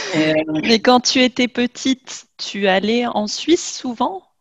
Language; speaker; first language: French; native; French